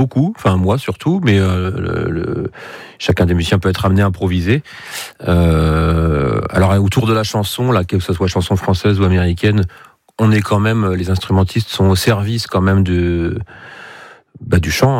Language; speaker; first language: French; native; French